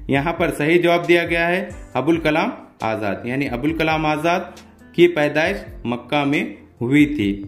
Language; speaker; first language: Urdu; native; Urdu